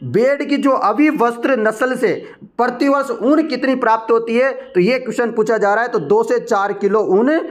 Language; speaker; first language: Hindi; native; Hindi